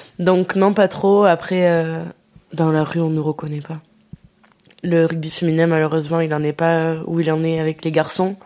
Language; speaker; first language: French; early bilingual, other home language; Dutch